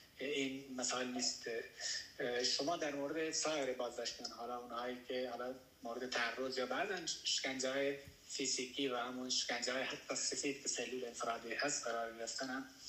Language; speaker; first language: Persian; non-native, local second language; Baluchi